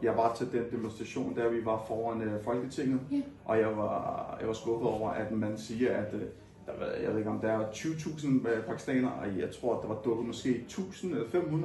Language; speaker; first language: Danish; early bilingual, other home language; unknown